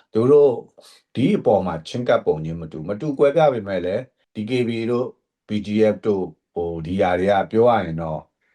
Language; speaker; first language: Burmese; native; Burmese